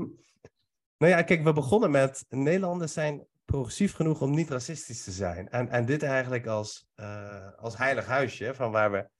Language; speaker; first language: Dutch; early bilingual, other home language; Persian